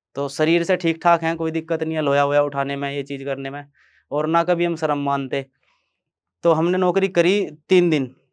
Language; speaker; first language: Hindi; native; Hindi